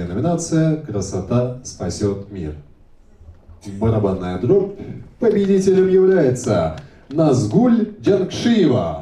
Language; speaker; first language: Russian; native; Russian